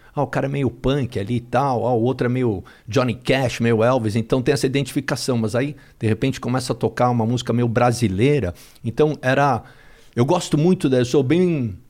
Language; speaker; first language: Portuguese; native; Portuguese